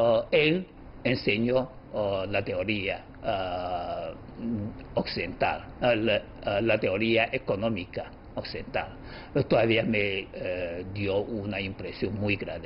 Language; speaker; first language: Spanish; non-native, fluent; Chinese